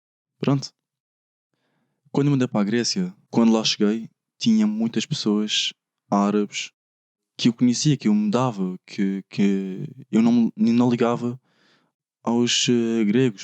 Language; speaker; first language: Portuguese; early bilingual, other home language; Arabic